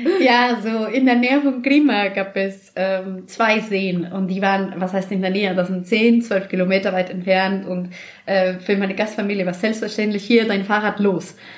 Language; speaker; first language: German; non-native, fluent; Spanish